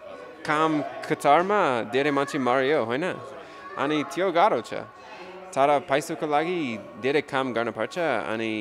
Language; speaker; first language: Nepali; non-native, learner; English